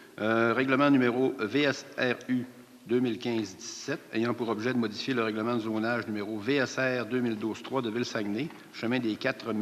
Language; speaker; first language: French; native; French